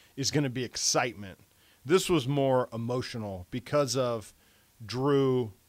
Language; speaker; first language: English; native; English